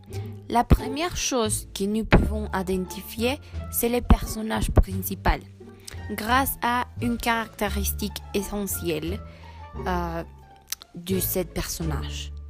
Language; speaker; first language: French; non-native, learner; Spanish